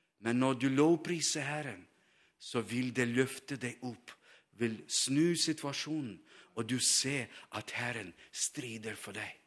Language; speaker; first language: Norwegian; non-native, fluent; Ukrainian